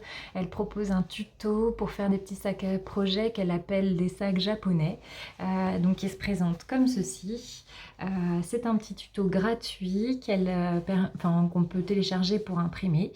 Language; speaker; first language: French; native; French